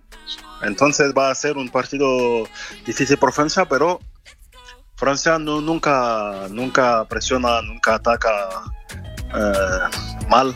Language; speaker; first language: Spanish; non-native, fluent; French